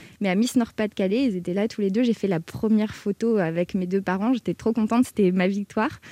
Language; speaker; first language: French; native; French